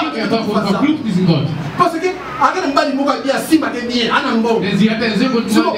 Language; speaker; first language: German; non-native, learner; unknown